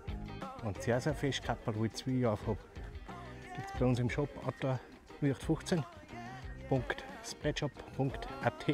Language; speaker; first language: German; native; German